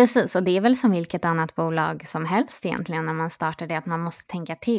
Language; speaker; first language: Swedish; native; Swedish